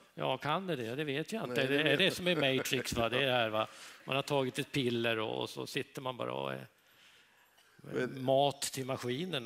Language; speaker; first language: Swedish; native; Swedish